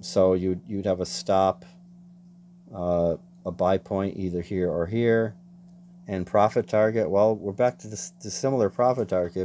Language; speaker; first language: English; native; English